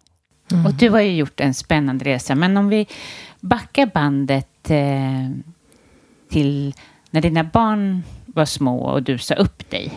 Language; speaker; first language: Swedish; native; Swedish